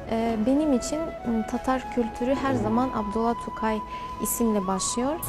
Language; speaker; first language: Turkish; non-native, fluent; Tatar